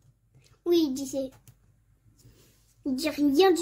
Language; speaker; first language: French; native; French